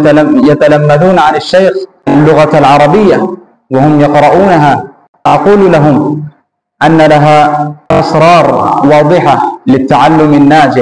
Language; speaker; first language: Arabic; non-native, fluent; Urdu